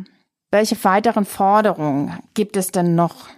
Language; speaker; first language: German; native; German